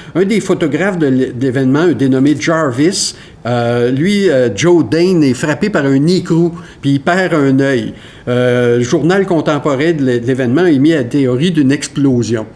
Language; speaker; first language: French; native; French